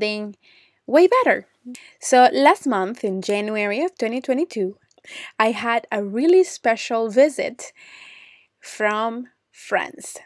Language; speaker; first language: English; non-native, fluent; Spanish